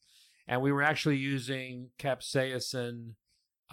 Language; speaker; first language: English; native; English